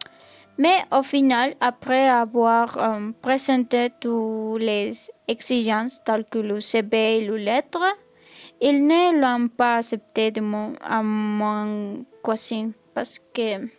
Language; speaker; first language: French; non-native, learner; Spanish